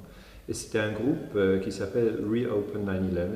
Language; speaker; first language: French; non-native, local second language; German